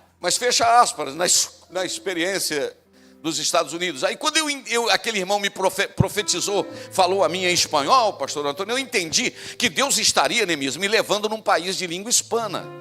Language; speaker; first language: Portuguese; native; Portuguese